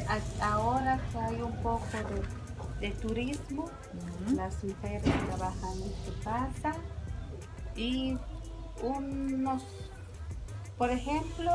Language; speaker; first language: Spanish; non-native, local second language; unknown